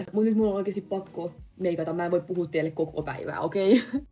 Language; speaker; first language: Finnish; native; Finnish